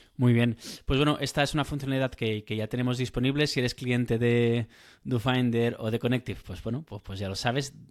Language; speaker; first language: Spanish; native; Spanish